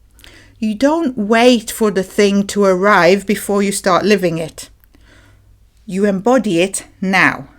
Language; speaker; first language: English; native; English